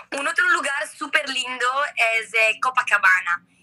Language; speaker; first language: Spanish; non-native, learner; Italian